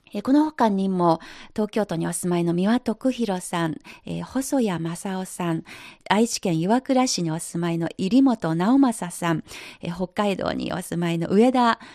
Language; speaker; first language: Japanese; non-native, fluent; Chinese